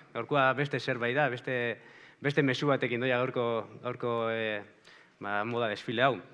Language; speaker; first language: Basque; native; Basque